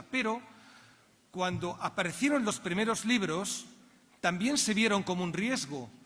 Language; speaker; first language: Spanish; native; Spanish